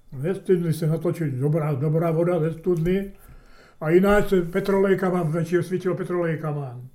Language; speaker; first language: Czech; early bilingual, heritage; Czech